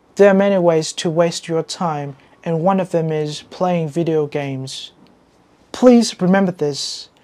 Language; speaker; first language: English; non-native, fluent; Vietnamese